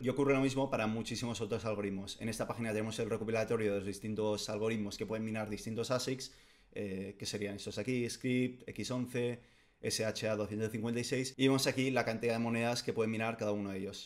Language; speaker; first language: Spanish; native; Spanish